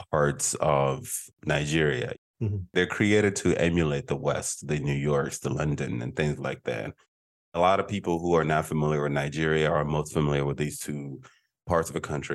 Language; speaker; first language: English; non-native, local second language; Igbo